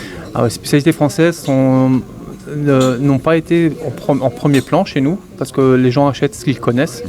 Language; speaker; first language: French; native; French